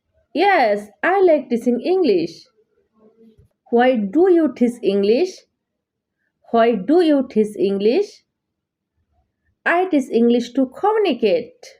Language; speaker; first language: English; non-native, learner; Bangla